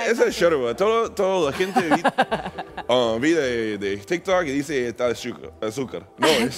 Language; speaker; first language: Spanish; non-native, learner; English